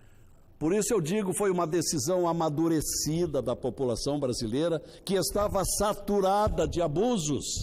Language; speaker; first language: Portuguese; native; Portuguese